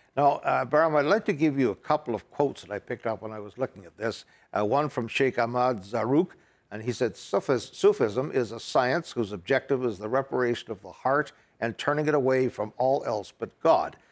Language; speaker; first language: English; native; English